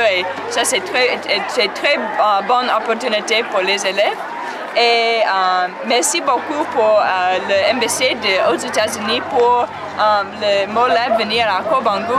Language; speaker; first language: French; non-native, learner; English